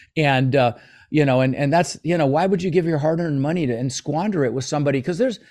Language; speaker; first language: English; early bilingual, other home language; Dutch